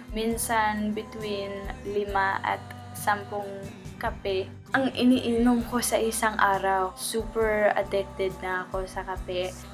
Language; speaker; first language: Filipino; early bilingual, heritage; Filipino